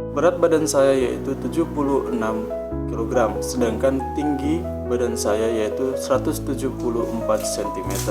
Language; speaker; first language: Indonesian; non-native, local second language; Javanese